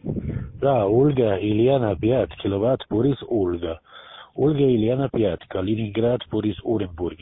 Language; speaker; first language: Russian; non-native, learner; German